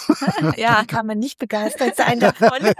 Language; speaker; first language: German; native; German